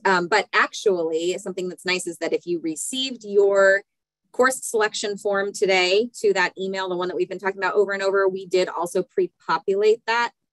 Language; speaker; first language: English; native; English